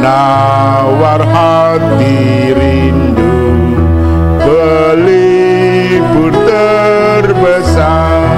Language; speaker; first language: Indonesian; native; Indonesian